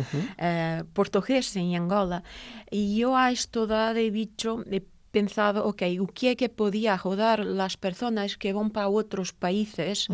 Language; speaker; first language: Spanish; non-native, fluent; Portuguese